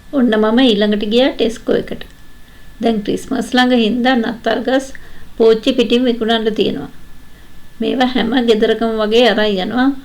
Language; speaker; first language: Sinhala; native; Sinhala